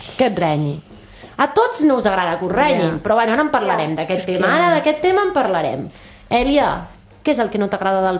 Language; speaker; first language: Catalan; native; Catalan